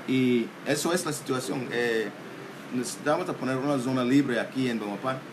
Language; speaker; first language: Spanish; non-native, local second language; English